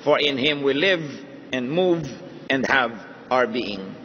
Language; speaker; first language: English; non-native, local second language; Filipino